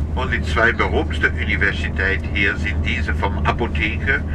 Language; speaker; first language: German; non-native, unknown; Spanish